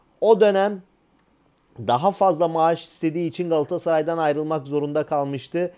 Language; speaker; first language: Turkish; native; Turkish